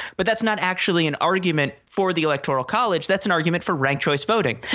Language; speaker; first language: English; native; English